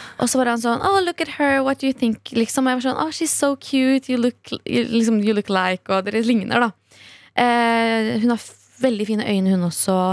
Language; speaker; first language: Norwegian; early bilingual, other home language; Kurdish